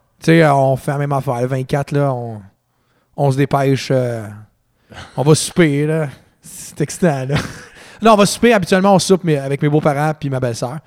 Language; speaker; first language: French; native; French